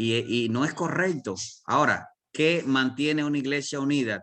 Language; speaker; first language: Spanish; native; Spanish